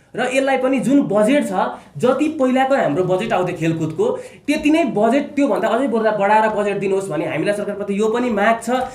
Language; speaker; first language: Nepali; native; Nepali